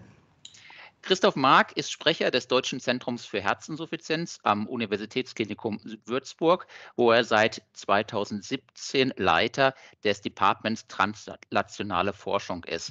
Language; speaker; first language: German; native; German